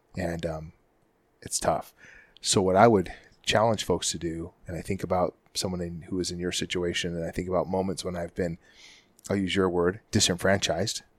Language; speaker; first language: English; native; English